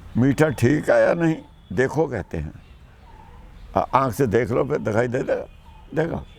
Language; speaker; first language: Hindi; non-native, local second language; Punjabi